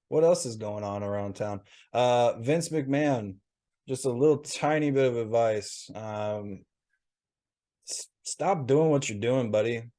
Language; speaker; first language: English; native; English